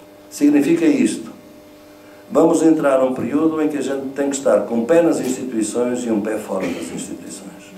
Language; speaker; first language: Portuguese; native; Portuguese